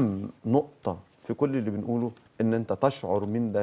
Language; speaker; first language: Arabic; native; Arabic